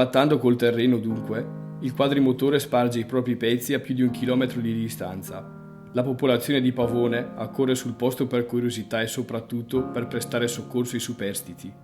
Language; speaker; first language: Italian; native; Italian